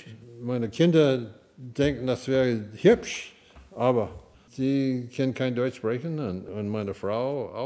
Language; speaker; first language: German; early bilingual, heritage; German